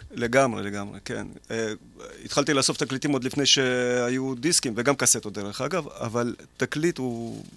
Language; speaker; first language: Hebrew; early bilingual, other home language; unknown